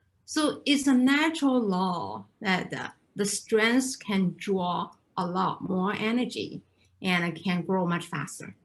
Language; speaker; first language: English; non-native, fluent; Chinese